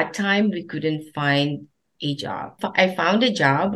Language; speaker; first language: English; non-native, local second language; Filipino